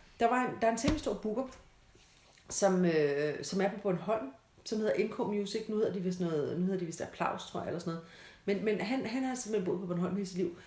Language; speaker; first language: Danish; native; Danish